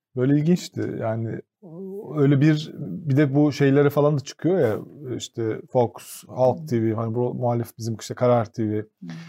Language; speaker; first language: Turkish; native; Turkish